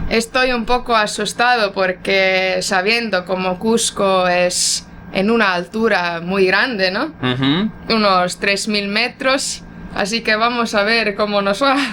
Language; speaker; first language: Spanish; non-native, fluent; Portuguese